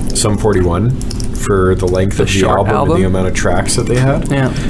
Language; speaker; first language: English; native; English